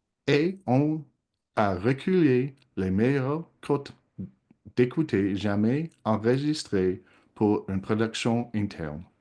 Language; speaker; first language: French; non-native, local second language; English